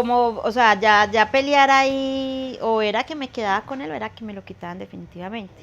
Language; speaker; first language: Spanish; native; Spanish